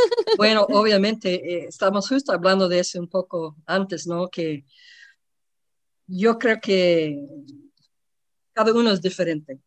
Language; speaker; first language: Spanish; non-native, learner; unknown